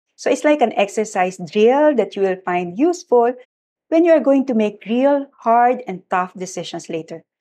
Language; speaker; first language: English; non-native, local second language; Filipino